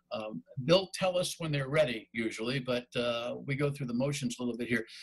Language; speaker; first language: English; native; English